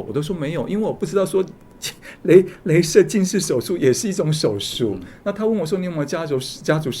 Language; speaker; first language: Chinese; native; Chinese